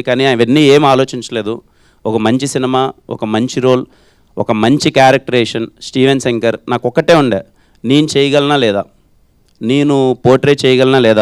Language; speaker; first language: Telugu; native; Telugu